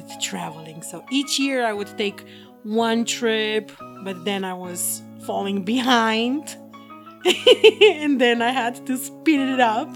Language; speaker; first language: English; non-native, fluent; Slovenian